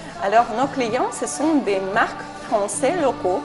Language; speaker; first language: French; non-native, fluent; Ukrainian